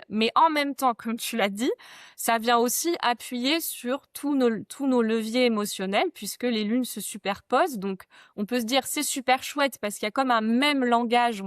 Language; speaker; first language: French; native; French